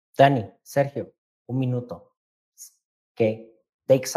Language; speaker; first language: Spanish; native; Spanish